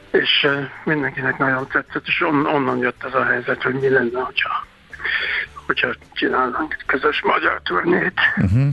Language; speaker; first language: Hungarian; non-native, fluent; German